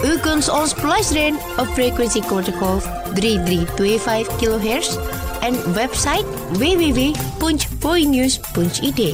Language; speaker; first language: Dutch; non-native, fluent; Indonesian